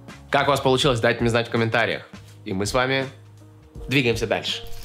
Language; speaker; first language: Russian; native; Russian